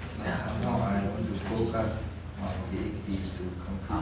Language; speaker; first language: English; non-native, learner; Shan